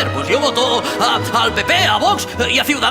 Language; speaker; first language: Spanish; non-native, local second language; Catalan